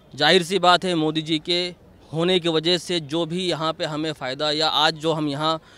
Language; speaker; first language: Hindi; non-native, local second language; Gujarati